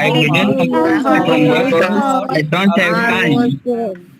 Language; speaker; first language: English; non-native, learner; Hindi